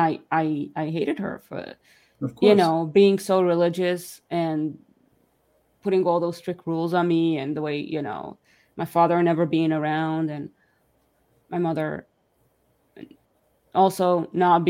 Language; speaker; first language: English; early bilingual, other home language; Yiddish